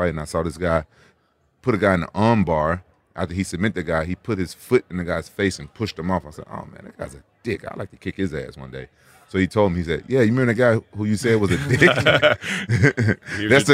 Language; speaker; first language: English; native; English